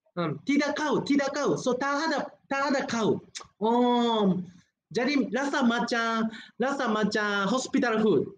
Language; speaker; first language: Malay; non-native, learner; Japanese